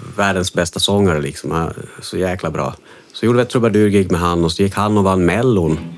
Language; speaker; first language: Swedish; native; Swedish